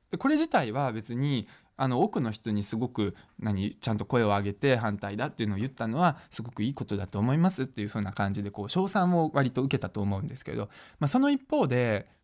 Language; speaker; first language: Japanese; early bilingual, other home language; Russian